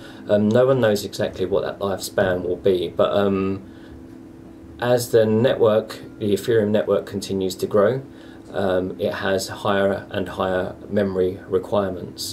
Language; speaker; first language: English; native; English